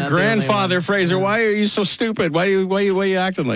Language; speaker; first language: English; native; English